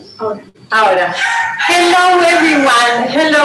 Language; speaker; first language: English; non-native, learner; Spanish